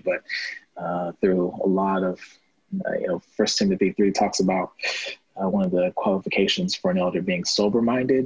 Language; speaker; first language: English; native; English